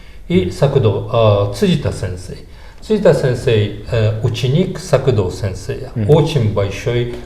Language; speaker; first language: Russian; non-native, fluent; Japanese